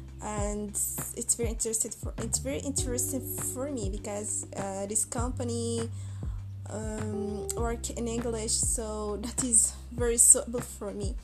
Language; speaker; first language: English; non-native, learner; Arabic